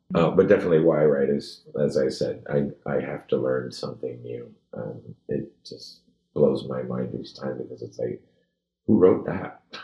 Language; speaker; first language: English; early bilingual, other home language; Spanish